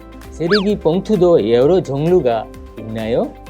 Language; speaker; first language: Korean; non-native, fluent; Bangla